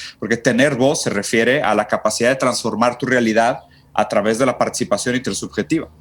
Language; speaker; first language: Spanish; early bilingual, other home language; Portuguese